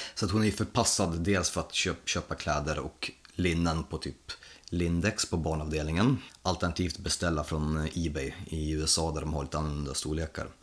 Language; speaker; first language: Swedish; non-native, fluent; Polish